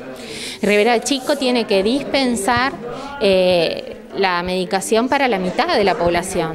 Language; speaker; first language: Spanish; native; Spanish